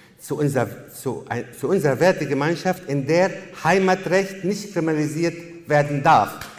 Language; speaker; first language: German; non-native, fluent; Arabic